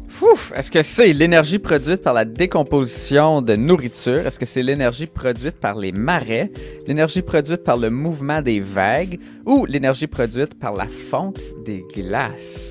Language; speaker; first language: French; native; French